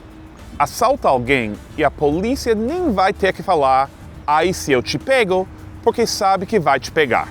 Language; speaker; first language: Portuguese; non-native, fluent; English